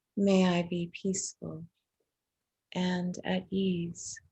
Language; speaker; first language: English; native; English